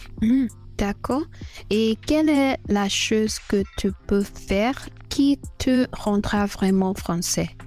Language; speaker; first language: French; non-native, fluent; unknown